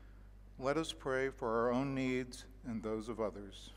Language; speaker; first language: English; native; English